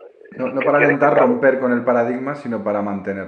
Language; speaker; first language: Spanish; native; Spanish